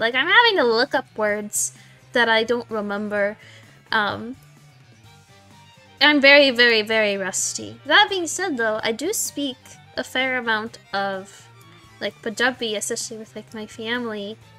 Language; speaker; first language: English; native; English